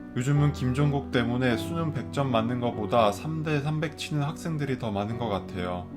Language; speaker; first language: Korean; non-native, fluent; Finnish